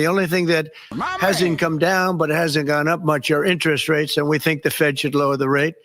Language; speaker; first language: English; native; English